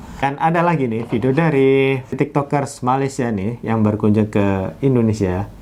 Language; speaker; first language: Indonesian; native; Indonesian